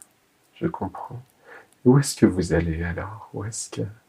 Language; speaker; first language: French; native; French